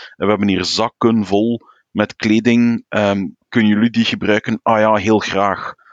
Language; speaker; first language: Dutch; native; Dutch